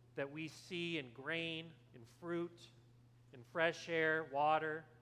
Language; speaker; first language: English; native; English